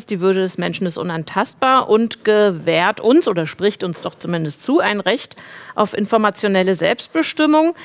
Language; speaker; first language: German; native; German